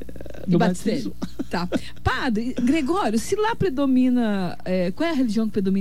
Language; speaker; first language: Portuguese; native; Portuguese